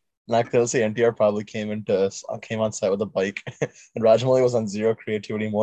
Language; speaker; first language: English; early bilingual, other home language; Telugu